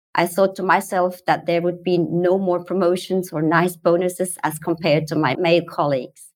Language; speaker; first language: English; non-native, fluent; German